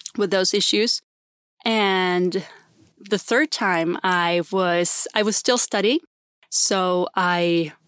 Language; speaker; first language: English; non-native, fluent; Swedish